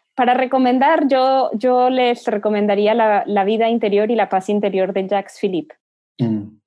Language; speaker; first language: Spanish; native; Spanish